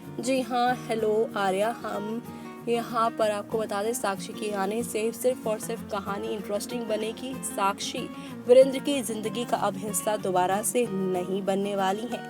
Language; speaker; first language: Hindi; native; Hindi